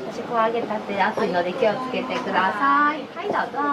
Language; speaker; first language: Japanese; native; Japanese